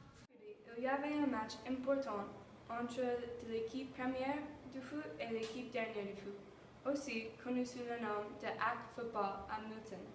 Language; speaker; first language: French; non-native, learner; English